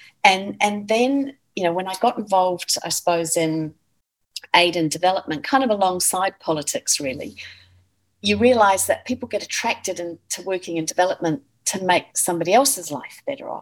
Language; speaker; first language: English; native; English